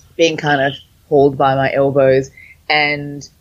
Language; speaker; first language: English; early bilingual, other home language; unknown